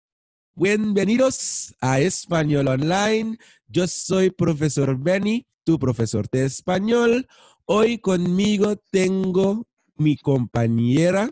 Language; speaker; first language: Spanish; non-native, fluent; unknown